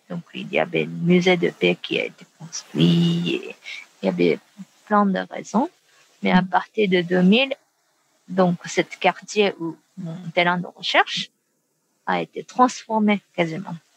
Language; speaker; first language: French; non-native, fluent; Japanese